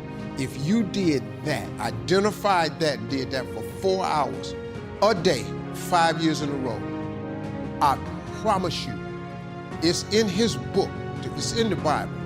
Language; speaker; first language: English; native; English